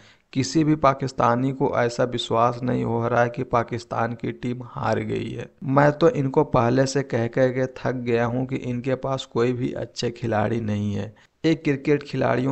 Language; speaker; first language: Hindi; native; Hindi